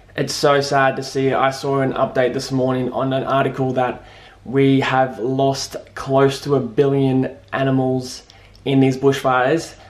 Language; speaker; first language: English; native; English